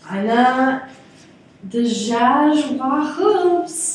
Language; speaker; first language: Arabic; non-native, learner; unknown